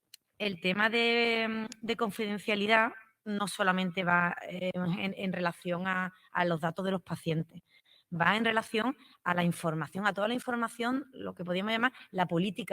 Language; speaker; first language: Spanish; native; Spanish